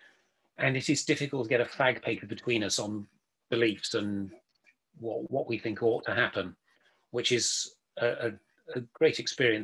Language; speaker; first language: English; native; English